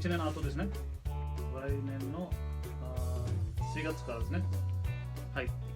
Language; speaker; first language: Japanese; non-native, fluent; Hindi